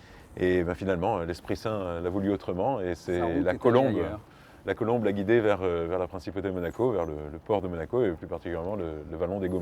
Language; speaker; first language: French; native; French